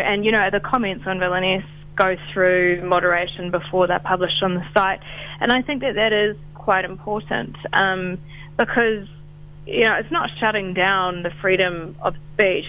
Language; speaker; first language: English; native; English